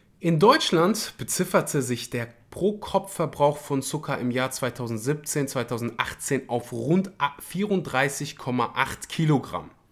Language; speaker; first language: German; early bilingual, other home language; Russian